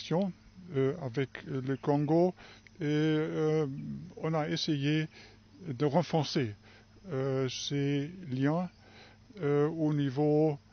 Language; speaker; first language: French; non-native, fluent; German